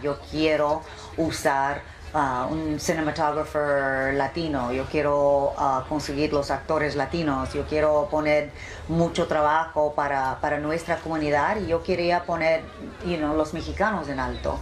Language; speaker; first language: Spanish; early bilingual, heritage; English